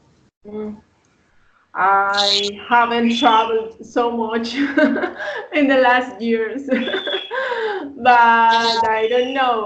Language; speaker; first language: English; non-native, learner; Spanish